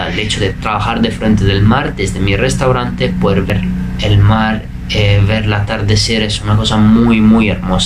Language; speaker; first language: Spanish; non-native, fluent; Italian